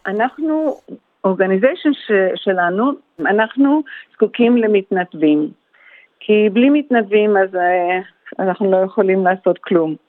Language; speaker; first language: Hebrew; early bilingual, heritage; Hebrew